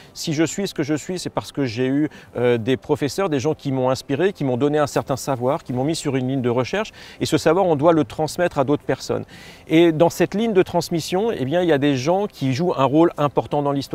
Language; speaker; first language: French; native; French